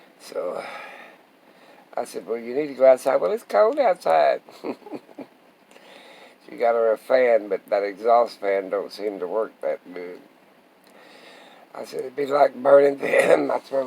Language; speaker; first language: English; native; English